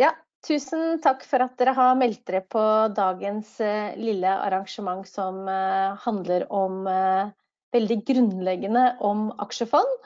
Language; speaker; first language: Norwegian; native; Norwegian